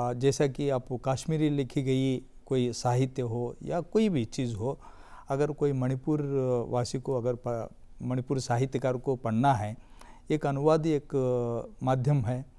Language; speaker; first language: Hindi; non-native, local second language; Telugu